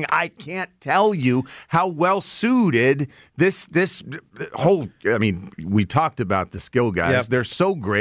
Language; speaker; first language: English; native; English